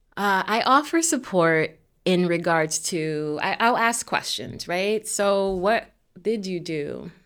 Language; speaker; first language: English; native; English